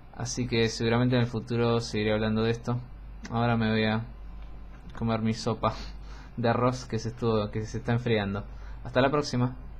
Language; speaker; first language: Spanish; native; Spanish